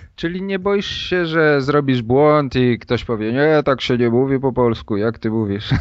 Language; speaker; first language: Polish; native; Polish